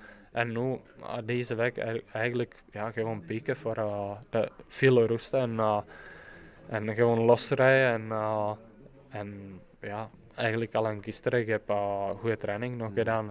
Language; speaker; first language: Dutch; non-native, fluent; Czech